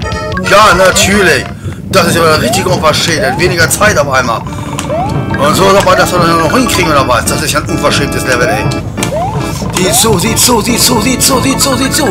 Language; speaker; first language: German; native; German